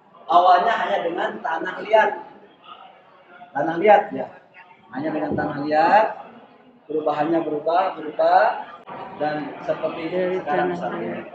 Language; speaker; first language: Indonesian; non-native, local second language; Sundanese